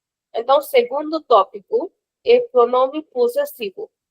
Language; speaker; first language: Portuguese; non-native, fluent; Hindi